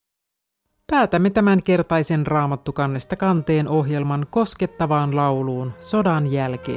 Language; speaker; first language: Finnish; native; Finnish